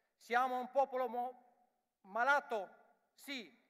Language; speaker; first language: Italian; non-native, learner; Romanian